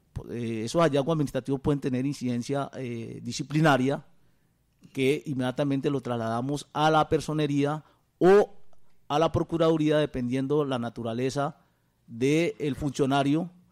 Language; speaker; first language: Spanish; native; Spanish